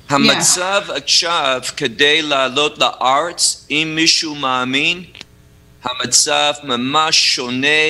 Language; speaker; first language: Hebrew; non-native, fluent; English